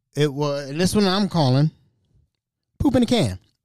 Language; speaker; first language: English; native; English